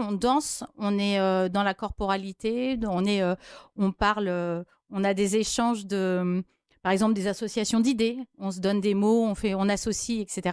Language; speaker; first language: French; native; French